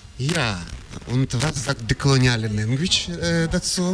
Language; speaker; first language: German; non-native, fluent; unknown